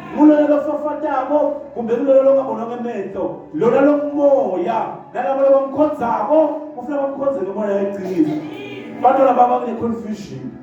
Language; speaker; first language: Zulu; non-native, local second language; Swati